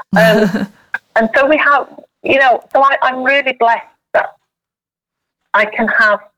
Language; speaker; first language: English; native; English